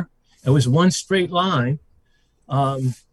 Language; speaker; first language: English; native; English